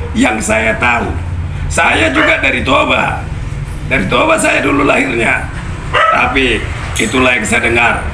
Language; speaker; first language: Indonesian; non-native, local second language; Batak Toba